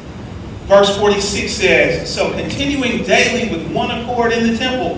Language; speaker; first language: English; native; English